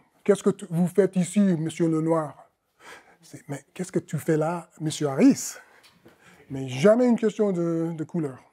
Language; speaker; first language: French; non-native, fluent; English